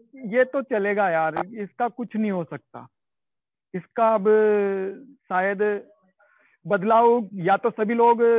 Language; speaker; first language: Hindi; native; Hindi